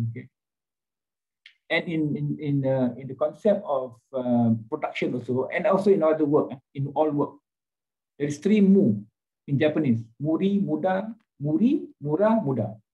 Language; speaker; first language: English; non-native, local second language; Malay